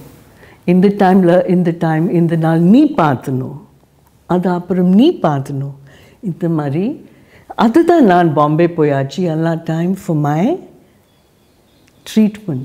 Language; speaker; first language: Tamil; non-native, learner; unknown